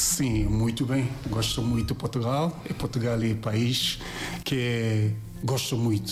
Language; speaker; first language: Portuguese; non-native, learner; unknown